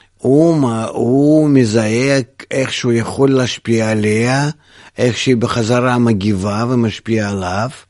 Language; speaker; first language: Hebrew; non-native, fluent; Russian